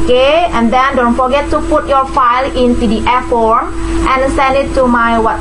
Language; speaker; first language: English; non-native, fluent; Indonesian